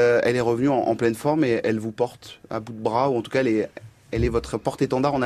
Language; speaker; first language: French; native; French